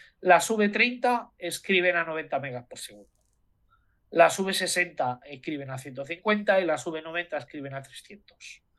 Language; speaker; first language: Spanish; native; Spanish